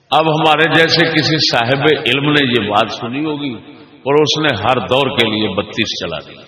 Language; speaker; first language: Urdu; non-native, local second language; Punjabi